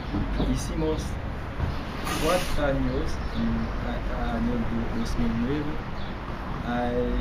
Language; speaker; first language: Spanish; non-native, learner; Haitian Creole